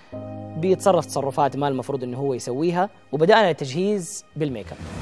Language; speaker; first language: Arabic; native; Arabic